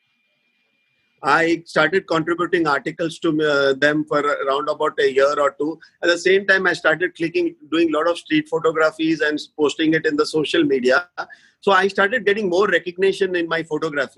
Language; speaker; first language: English; non-native, local second language; Marathi